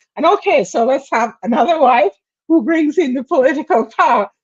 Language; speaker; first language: English; non-native, fluent; Persian